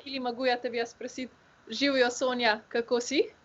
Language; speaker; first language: Russian; non-native, learner; Slovenian